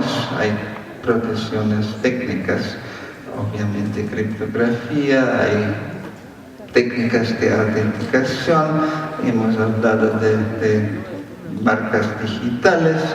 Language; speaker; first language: Spanish; non-native, fluent; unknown